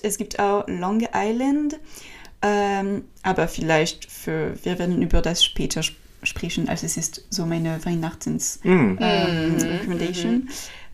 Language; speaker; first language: German; non-native, learner; French